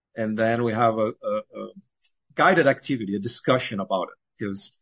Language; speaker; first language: English; non-native, fluent; Portuguese